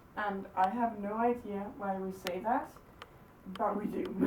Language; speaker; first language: English; non-native, fluent; Danish